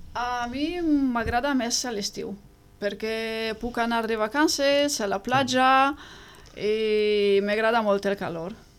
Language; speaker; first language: Catalan; non-native, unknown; Romanian